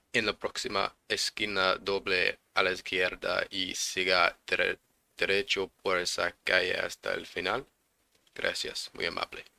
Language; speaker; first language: Spanish; non-native, learner; English